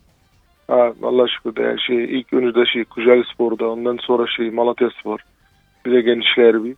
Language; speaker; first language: Turkish; non-native, fluent; Arabic